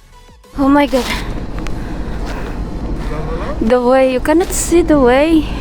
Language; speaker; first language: English; non-native, local second language; Filipino